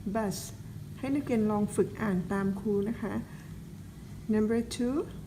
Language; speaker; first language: Thai; non-native, local second language; Pattani Malay